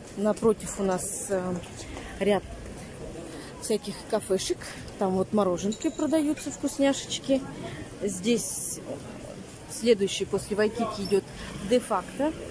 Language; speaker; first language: Russian; native; Russian